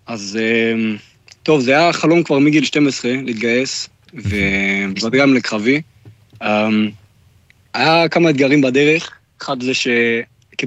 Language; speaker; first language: Hebrew; non-native, fluent; German